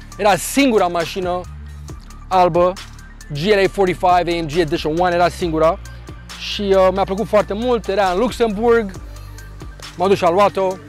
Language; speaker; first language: Romanian; early bilingual, heritage; Romanian